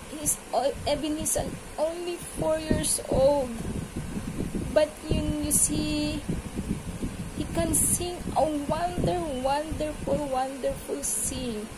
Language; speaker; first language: English; non-native, local second language; Filipino